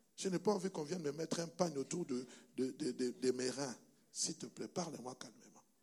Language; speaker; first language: French; non-native, local second language; Luba-Lulua